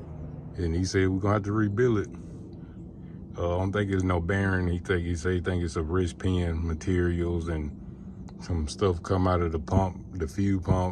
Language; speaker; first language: English; native; English